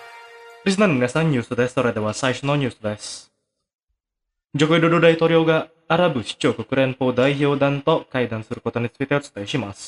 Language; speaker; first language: Japanese; non-native, fluent; Indonesian